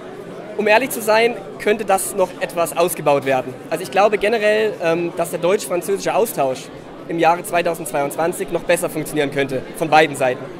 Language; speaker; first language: German; native; German